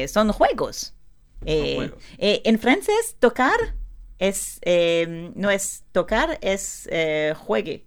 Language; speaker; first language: Spanish; non-native, learner; French